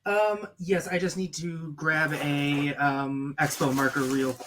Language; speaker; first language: English; native; English